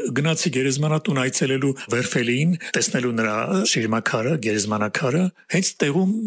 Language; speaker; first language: Armenian; native; Armenian